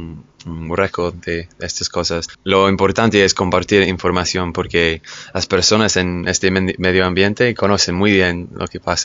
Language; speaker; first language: Spanish; non-native, fluent; English